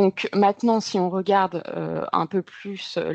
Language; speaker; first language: French; native; French